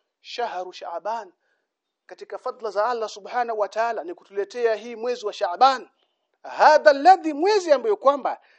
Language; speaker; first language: Swahili; native; Swahili